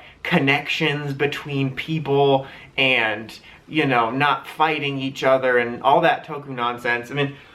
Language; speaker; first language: English; native; English